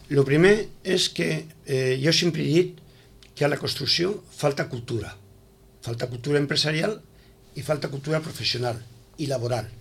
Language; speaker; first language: Catalan; native; Catalan